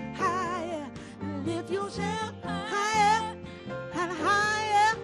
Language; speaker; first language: English; native; English